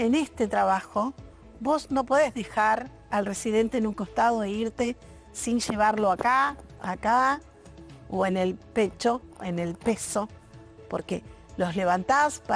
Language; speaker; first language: Spanish; native; Spanish